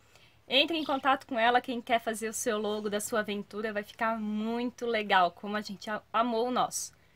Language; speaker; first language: Portuguese; native; Portuguese